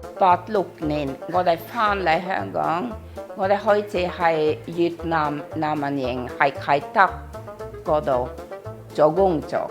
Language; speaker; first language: Cantonese; non-native, fluent; Norwegian